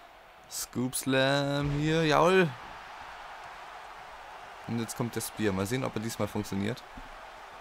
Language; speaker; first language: German; native; German